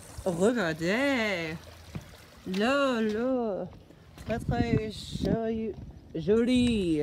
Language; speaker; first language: French; non-native, learner; English